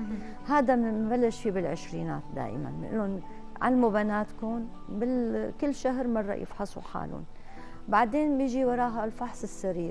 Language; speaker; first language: Arabic; native; Arabic